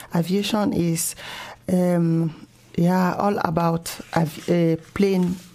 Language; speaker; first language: English; non-native, local second language; Ewe